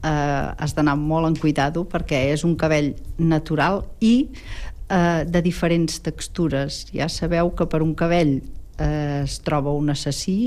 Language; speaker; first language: Catalan; native; Catalan